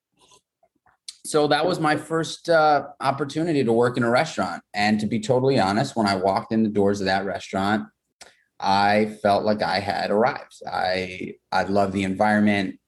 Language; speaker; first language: English; native; English